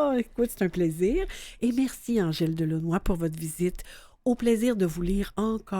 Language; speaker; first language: French; native; French